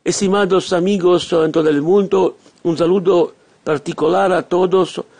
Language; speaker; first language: Spanish; non-native, learner; Italian